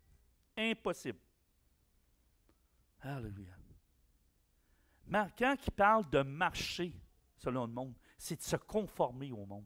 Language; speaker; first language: French; native; French